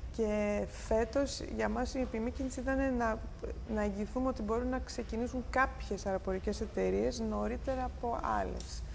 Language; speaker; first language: Greek; early bilingual, heritage; Greek